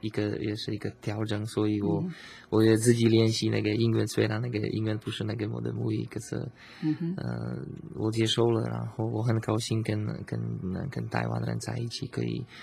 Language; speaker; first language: Chinese; non-native, learner; Slovak